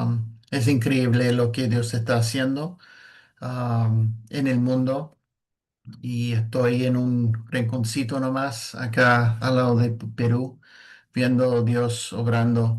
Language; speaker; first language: Spanish; non-native, fluent; English